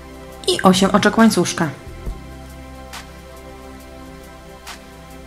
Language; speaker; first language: Polish; native; Polish